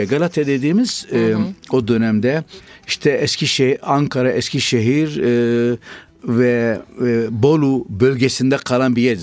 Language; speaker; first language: Turkish; non-native, fluent; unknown